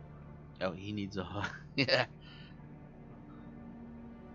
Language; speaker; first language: English; native; English